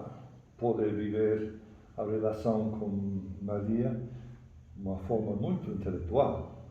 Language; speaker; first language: Portuguese; non-native, fluent; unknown